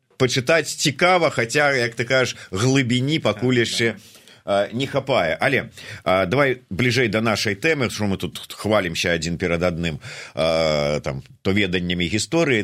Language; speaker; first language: Belarusian; native; Belarusian